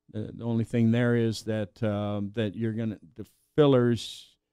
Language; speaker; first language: English; native; English